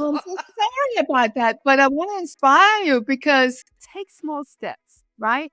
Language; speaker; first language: English; non-native, fluent; Danish